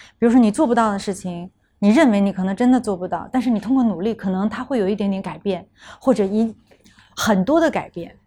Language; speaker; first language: Chinese; native; Chinese